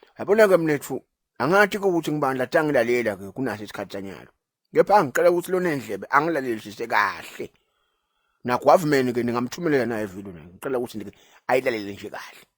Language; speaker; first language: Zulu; non-native, local second language; Swati